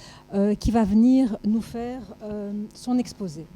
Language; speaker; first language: French; native; French